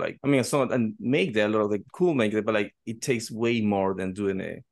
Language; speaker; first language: English; non-native, fluent; Spanish